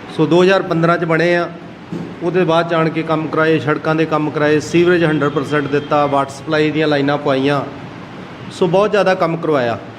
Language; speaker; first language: Punjabi; native; Punjabi